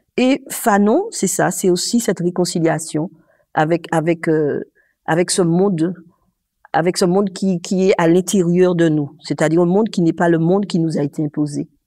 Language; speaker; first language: French; native; French